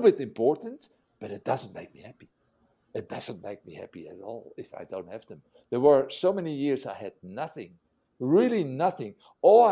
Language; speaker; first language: English; non-native, fluent; Dutch